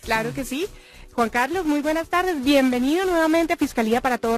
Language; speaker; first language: Spanish; native; Spanish